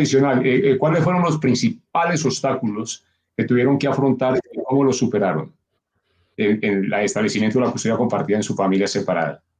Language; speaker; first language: Spanish; native; Spanish